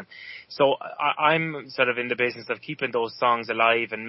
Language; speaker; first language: English; native; English